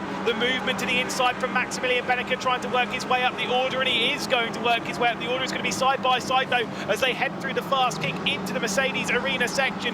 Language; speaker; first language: English; native; English